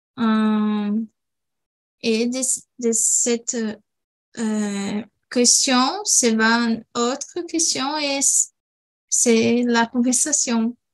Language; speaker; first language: French; non-native, learner; Portuguese